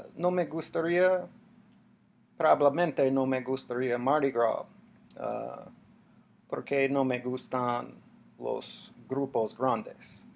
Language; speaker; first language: Spanish; non-native, learner; English